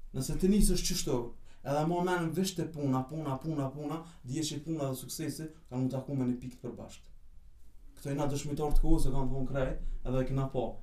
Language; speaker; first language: Albanian; native; Albanian